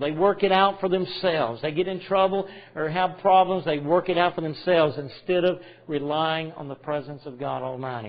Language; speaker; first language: English; native; English